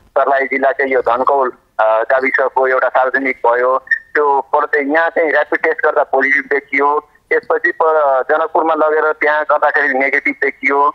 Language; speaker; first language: Nepali; non-native, local second language; Maithili